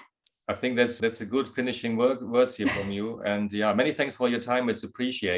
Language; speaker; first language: English; non-native, fluent; German